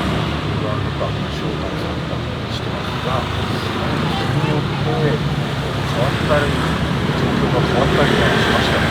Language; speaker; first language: Japanese; native; Japanese